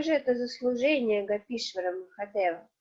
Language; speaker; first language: Russian; native; Russian